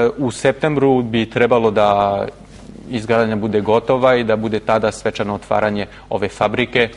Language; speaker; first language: Serbian; non-native, fluent; French